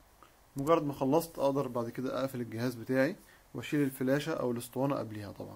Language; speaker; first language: Arabic; native; Arabic